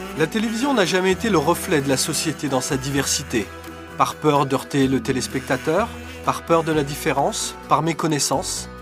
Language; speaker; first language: French; native; French